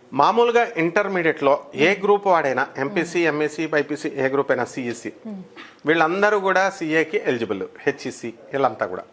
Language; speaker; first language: Telugu; native; Telugu